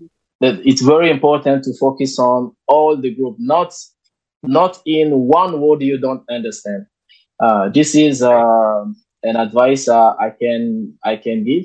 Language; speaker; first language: English; non-native, learner; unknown